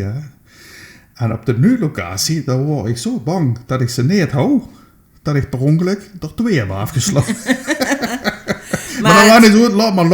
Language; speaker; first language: Dutch; native; Dutch